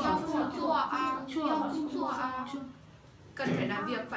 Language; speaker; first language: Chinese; non-native, fluent; Vietnamese